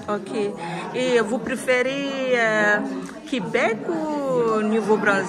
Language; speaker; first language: French; non-native, learner; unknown